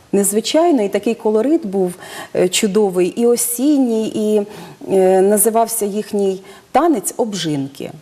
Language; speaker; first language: Ukrainian; native; Ukrainian